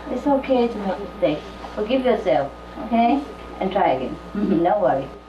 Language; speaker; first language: English; non-native, fluent; Vietnamese